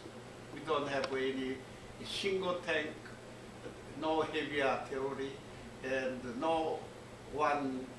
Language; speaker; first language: English; non-native, learner; Korean